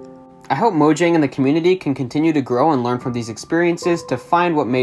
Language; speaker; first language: English; native; English